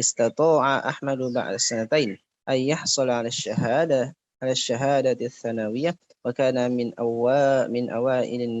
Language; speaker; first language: Arabic; non-native, learner; Indonesian